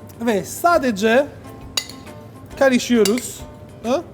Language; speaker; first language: Turkish; non-native, learner; Italian